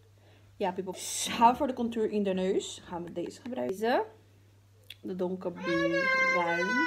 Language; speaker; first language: Dutch; early bilingual, other home language; Portuguese